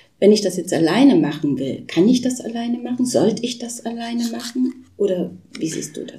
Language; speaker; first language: German; native; German